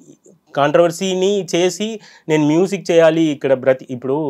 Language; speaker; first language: Telugu; non-native, fluent; Tamil